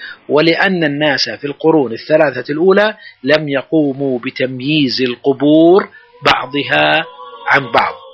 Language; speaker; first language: Arabic; native; Arabic